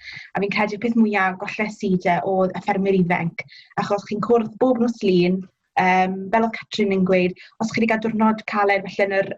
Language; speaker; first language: Welsh; native; Welsh